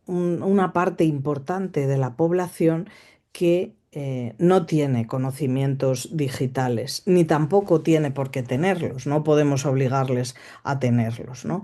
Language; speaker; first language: Spanish; native; Spanish